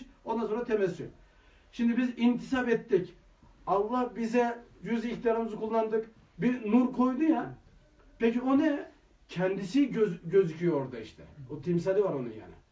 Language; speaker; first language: Turkish; native; Turkish